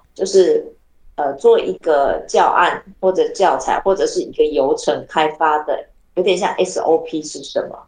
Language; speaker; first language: Chinese; native; Chinese